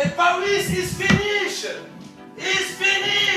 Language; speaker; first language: English; non-native, learner; French